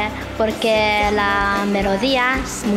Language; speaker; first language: Spanish; non-native, learner; Chinese